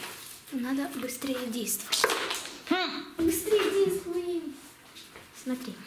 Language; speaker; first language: Russian; non-native, local second language; Lithuanian